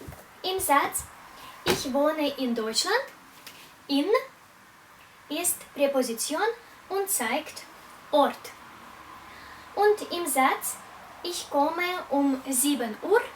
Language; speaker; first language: German; non-native, fluent; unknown